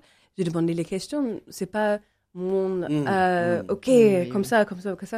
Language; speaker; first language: French; non-native, learner; English